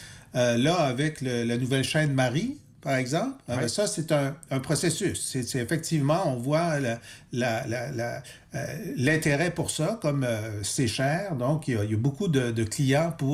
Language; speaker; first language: French; native; French